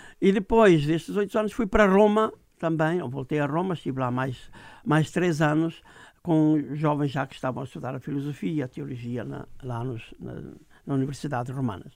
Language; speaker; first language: Portuguese; native; Portuguese